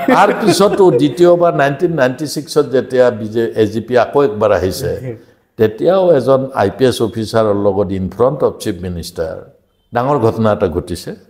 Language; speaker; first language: Assamese; non-native, local second language; Bodo